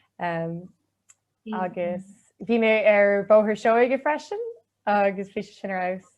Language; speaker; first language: Irish; non-native, local second language; English